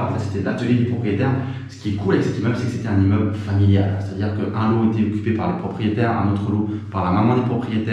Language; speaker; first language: French; native; French